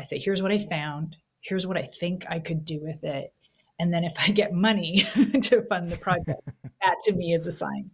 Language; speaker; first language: English; native; English